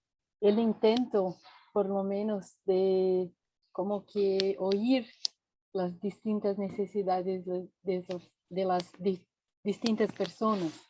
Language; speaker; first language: Spanish; non-native, fluent; Portuguese